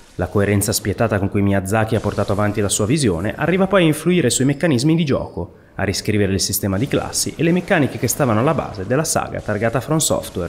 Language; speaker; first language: Italian; native; Italian